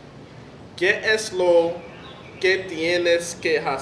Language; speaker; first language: Spanish; non-native, learner; English